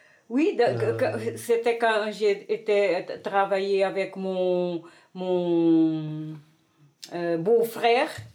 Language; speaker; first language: French; non-native, fluent; Portuguese